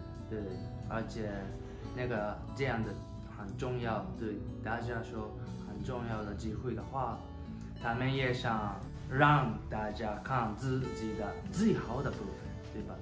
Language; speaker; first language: Chinese; non-native, learner; Japanese